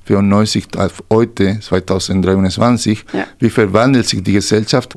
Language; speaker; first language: German; non-native, fluent; Spanish